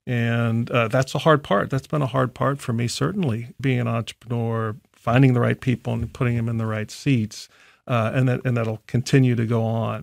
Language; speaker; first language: English; native; English